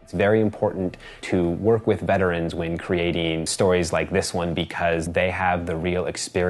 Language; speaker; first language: English; native; English